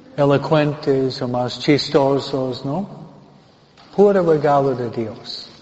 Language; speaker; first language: Spanish; non-native, fluent; English